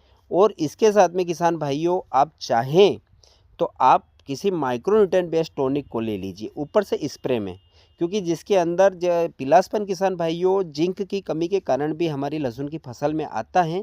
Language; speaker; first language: Hindi; native; Hindi